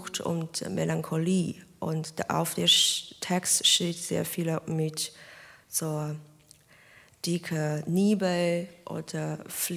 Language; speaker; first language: German; non-native, learner; Chinese